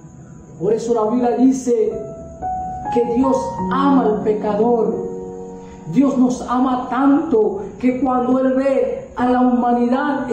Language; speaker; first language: Spanish; native; Spanish